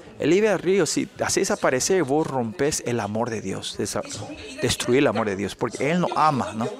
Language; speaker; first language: Spanish; non-native, fluent; Korean